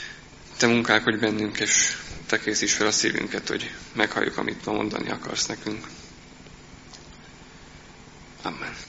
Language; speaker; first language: Hungarian; native; Hungarian